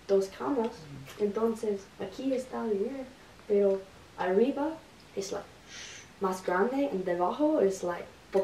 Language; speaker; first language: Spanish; non-native, learner; English